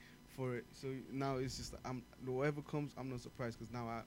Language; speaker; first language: English; non-native, local second language; Yoruba